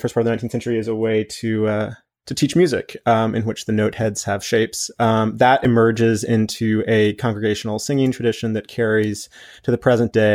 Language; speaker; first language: English; native; English